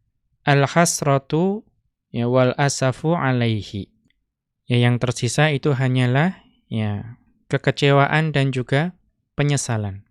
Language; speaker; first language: Indonesian; native; Indonesian